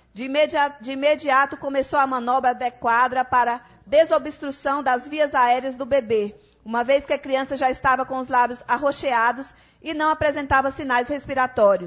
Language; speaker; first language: Portuguese; native; Portuguese